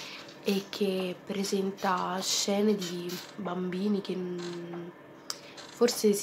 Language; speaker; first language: Italian; native; Italian